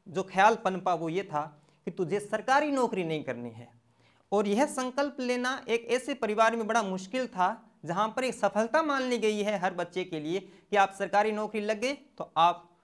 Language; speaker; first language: Hindi; native; Hindi